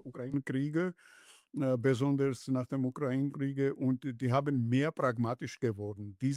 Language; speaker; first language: German; non-native, learner; Georgian